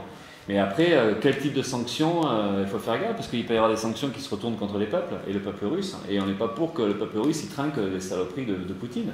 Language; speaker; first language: French; native; French